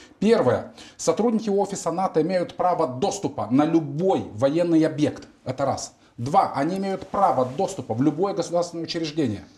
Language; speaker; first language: Russian; non-native, local second language; Romanian